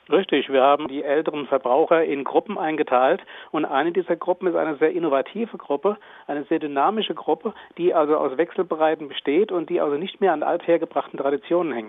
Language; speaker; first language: German; native; German